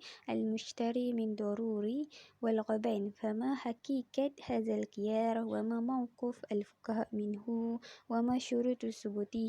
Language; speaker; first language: Arabic; non-native, learner; Malay